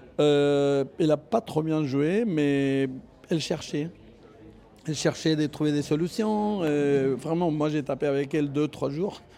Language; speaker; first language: French; non-native, fluent; Spanish